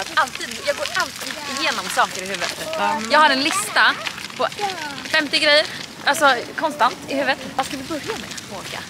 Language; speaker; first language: Swedish; native; Swedish